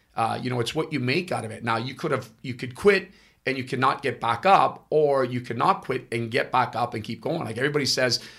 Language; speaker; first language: English; non-native, fluent; Italian